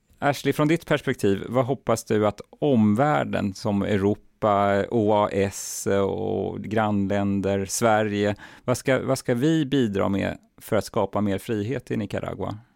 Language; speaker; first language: Swedish; native; Swedish